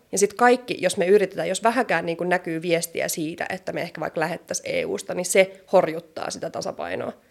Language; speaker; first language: Finnish; native; Finnish